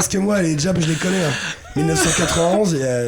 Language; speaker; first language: French; native; French